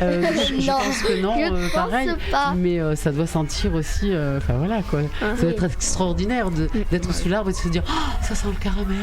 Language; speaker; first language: French; native; French